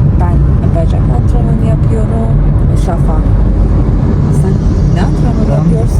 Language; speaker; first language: Turkish; non-native, learner; Persian